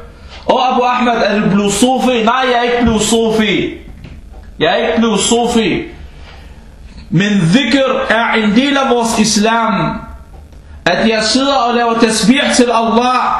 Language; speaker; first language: Danish; non-native, fluent; Arabic